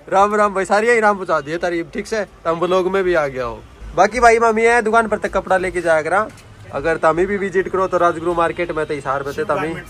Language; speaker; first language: Hindi; native; Hindi